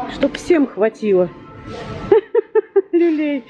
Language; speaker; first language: Russian; native; Russian